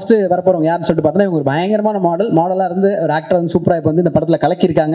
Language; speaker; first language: Tamil; native; Tamil